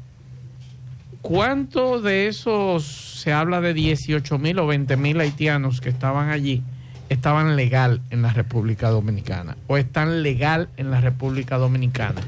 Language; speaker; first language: Spanish; native; Spanish